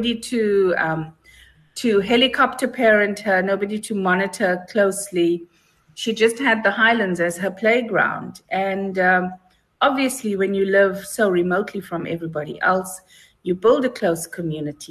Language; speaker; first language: English; native; English